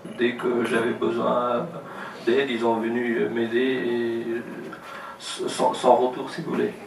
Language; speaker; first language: French; non-native, fluent; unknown